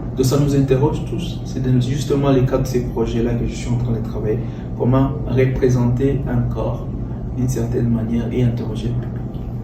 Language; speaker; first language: French; non-native, local second language; Lingala